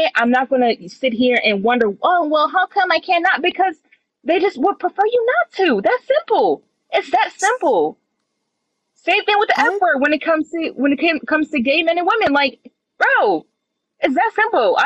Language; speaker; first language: English; non-native, fluent; Spanish